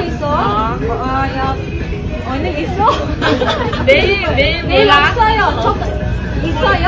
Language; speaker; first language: Korean; non-native, learner; Indonesian